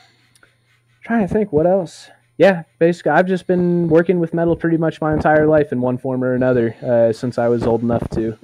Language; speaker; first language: English; native; English